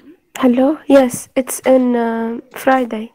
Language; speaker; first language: English; non-native, fluent; Arabic